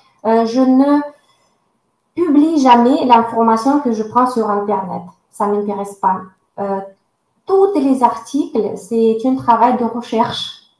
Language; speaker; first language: French; non-native, fluent; Russian